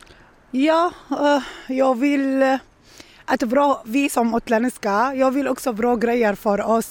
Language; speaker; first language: Swedish; non-native, learner; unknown